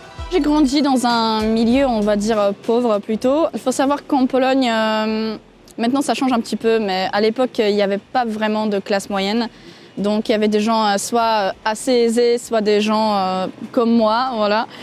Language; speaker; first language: French; non-native, fluent; Polish